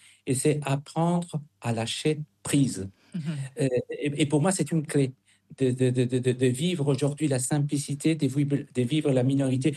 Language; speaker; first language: French; non-native, fluent; Spanish